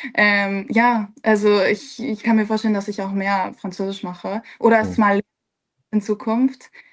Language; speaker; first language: German; early bilingual, other home language; Serbian